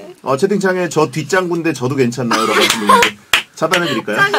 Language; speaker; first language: Korean; native; Korean